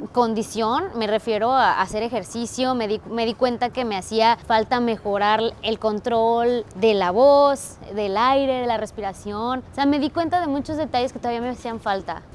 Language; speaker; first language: Spanish; native; Spanish